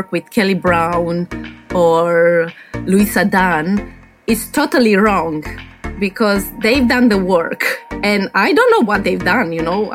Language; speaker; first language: English; non-native, fluent; Romanian